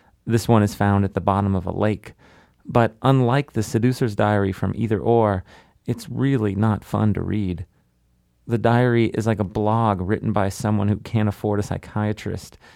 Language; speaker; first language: English; native; English